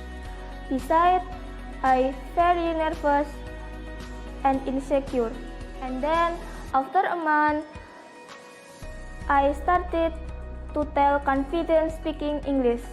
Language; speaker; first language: English; non-native, learner; Indonesian